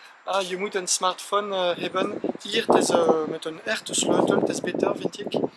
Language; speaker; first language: Dutch; non-native, fluent; French